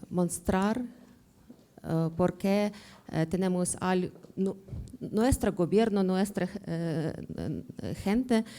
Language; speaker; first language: Spanish; non-native, learner; Ukrainian